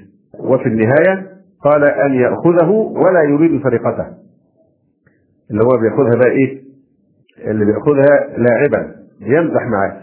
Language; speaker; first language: Arabic; native; Arabic